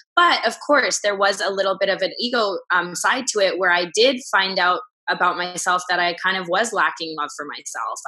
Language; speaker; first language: English; native; English